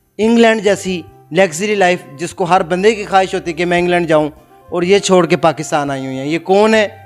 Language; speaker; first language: Urdu; native; Urdu